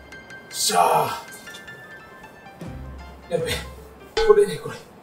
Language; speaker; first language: Japanese; native; Japanese